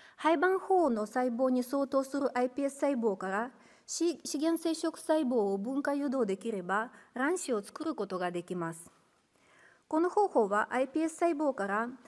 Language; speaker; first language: Japanese; non-native, fluent; Russian